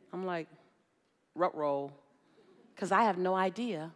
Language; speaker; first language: English; native; English